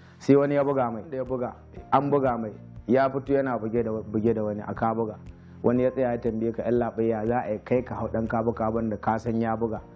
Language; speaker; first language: Hausa; native; Hausa